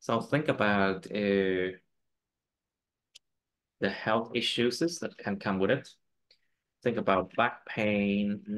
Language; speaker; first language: English; non-native, fluent; Vietnamese